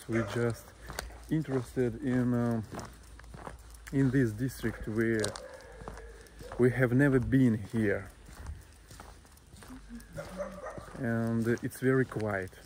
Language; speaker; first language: English; non-native, learner; Russian